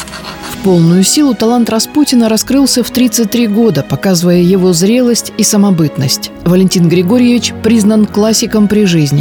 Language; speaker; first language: Russian; native; Russian